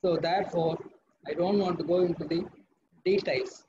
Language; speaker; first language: English; non-native, local second language; Tamil